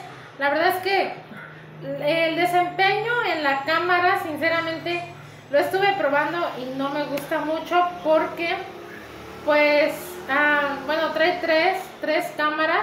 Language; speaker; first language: Spanish; native; Spanish